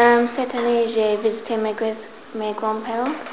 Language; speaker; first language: French; non-native, learner; English